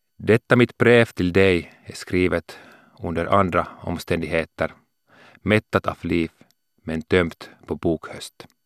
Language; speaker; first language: Swedish; non-native, local second language; Finnish